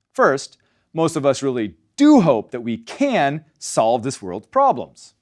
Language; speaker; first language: English; native; English